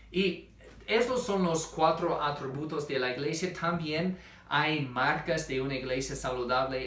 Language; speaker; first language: Spanish; non-native, fluent; English